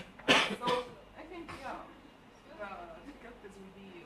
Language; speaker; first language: English; non-native, learner; Arabic